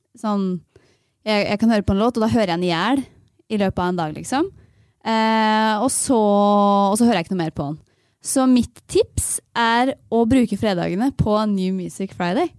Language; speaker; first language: Norwegian; native; Norwegian